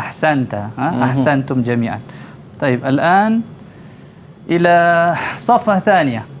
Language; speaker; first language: Arabic; non-native, fluent; Malay